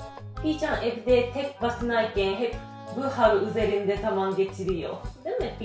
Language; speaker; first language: Turkish; non-native, learner; Japanese